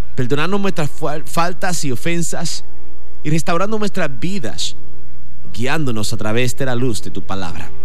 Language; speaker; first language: Spanish; native; Spanish